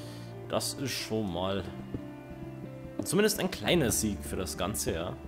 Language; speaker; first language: German; native; German